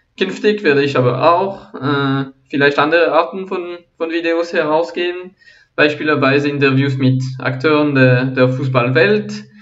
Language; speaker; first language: German; non-native, local second language; French